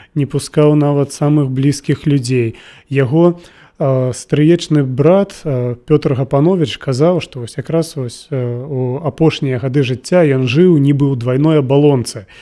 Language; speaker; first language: Belarusian; native; Belarusian